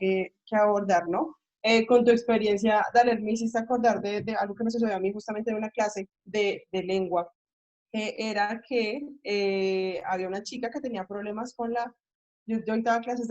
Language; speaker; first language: Spanish; native; Spanish